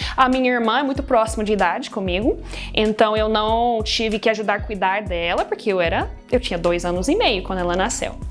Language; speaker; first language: Portuguese; non-native, fluent; English